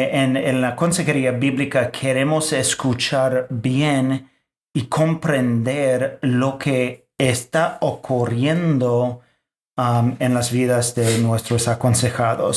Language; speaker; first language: Spanish; non-native, fluent; English